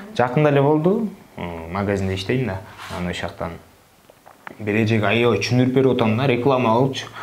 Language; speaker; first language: Kyrgyz; non-native, local second language; Russian